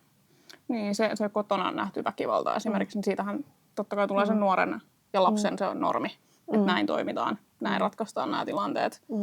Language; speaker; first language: Finnish; native; Finnish